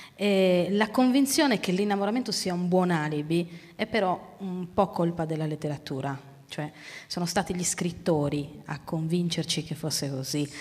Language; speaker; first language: Italian; native; Italian